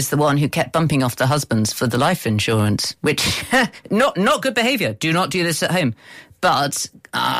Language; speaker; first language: English; native; English